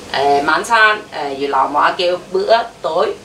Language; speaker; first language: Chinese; non-native, fluent; Vietnamese